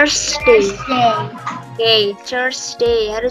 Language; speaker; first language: English; non-native, learner; Indonesian